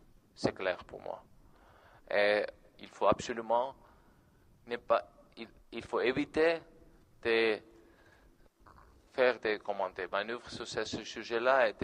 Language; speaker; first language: French; non-native, learner; Georgian